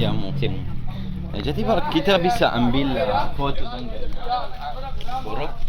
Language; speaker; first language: Indonesian; non-native, learner; Arabic